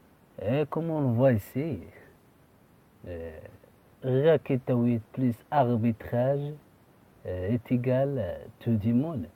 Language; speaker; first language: French; non-native, fluent; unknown